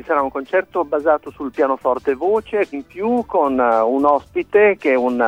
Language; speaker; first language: Italian; native; Italian